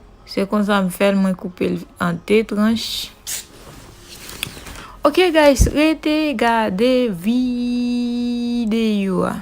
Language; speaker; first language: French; non-native, local second language; Haitian Creole